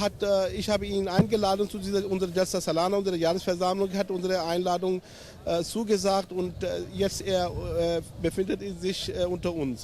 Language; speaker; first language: German; non-native, fluent; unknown